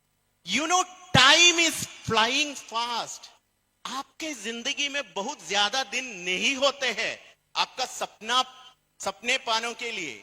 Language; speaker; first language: Hindi; non-native, learner; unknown